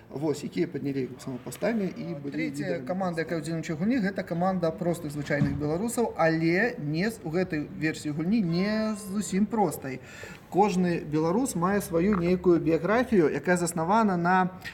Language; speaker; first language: Belarusian; non-native, local second language; Russian